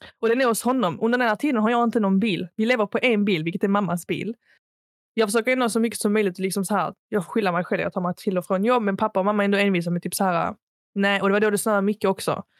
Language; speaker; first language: Swedish; early bilingual, other home language; Arabic